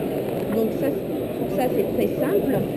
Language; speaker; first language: French; native; French